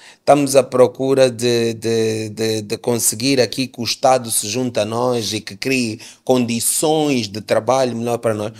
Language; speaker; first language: Portuguese; native; Portuguese